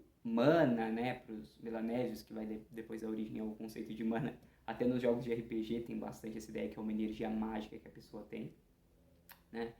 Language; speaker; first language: Portuguese; native; Portuguese